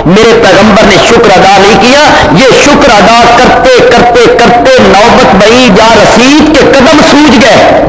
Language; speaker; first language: Urdu; non-native, local second language; Punjabi